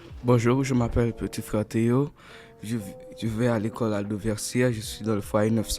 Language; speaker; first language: French; non-native, local second language; Haitian Creole